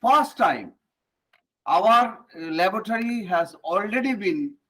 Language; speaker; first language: English; non-native, local second language; Bangla